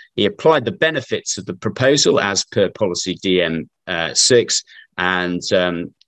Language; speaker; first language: English; native; English